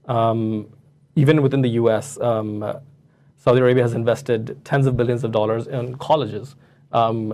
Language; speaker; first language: English; non-native, local second language; Urdu